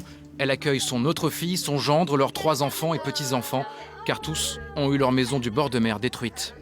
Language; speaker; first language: French; native; French